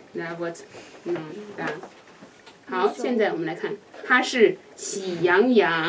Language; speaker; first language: Russian; non-native, learner; Chinese